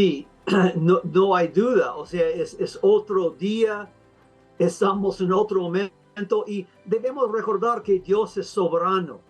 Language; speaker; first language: Spanish; non-native, fluent; English